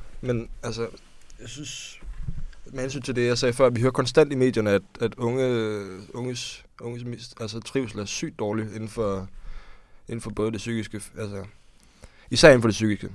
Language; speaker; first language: Danish; native; Danish